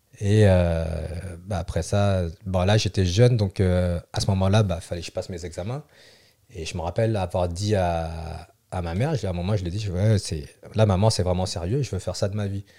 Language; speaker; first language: French; early bilingual, other home language; Vietnamese